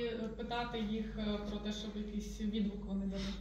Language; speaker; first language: Ukrainian; native; Ukrainian